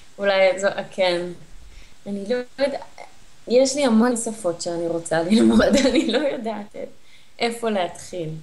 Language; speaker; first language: Hebrew; native; Hebrew